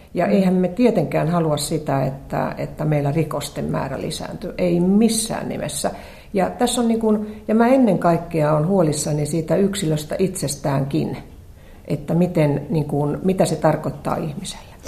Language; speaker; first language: Finnish; native; Finnish